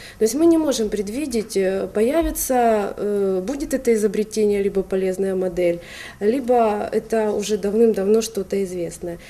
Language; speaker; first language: Russian; native; Russian